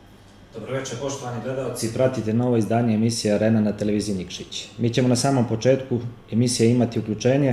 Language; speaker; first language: Serbian; native; Serbian